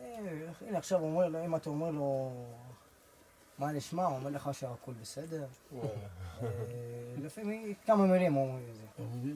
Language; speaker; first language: Hebrew; non-native, local second language; Arabic